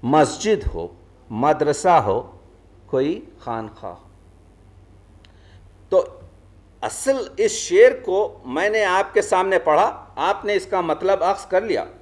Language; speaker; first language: Urdu; native; Urdu